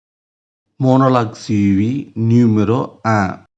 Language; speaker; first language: French; non-native, learner; Tamil